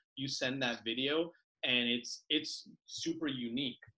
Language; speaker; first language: English; early bilingual, other home language; Spanish